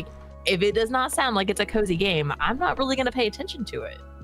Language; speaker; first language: English; native; English